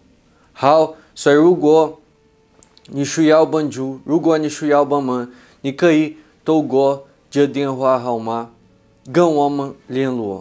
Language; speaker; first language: Chinese; non-native, fluent; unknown